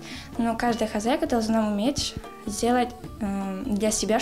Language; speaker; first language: Russian; non-native, learner; Persian